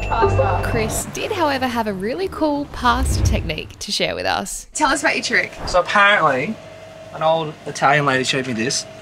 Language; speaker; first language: English; native; English